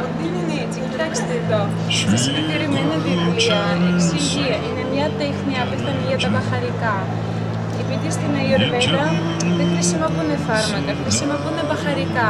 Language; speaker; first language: Greek; non-native, fluent; Ukrainian